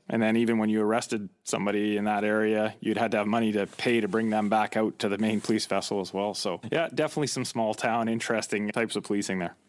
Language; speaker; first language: English; native; English